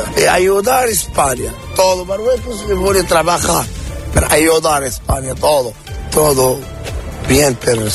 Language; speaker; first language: Spanish; non-native, learner; Arabic